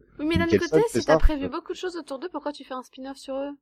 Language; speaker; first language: French; native; French